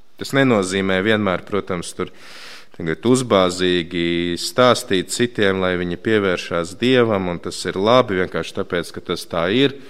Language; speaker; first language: Latvian; native; Latvian